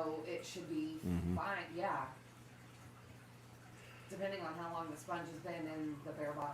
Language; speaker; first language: English; native; English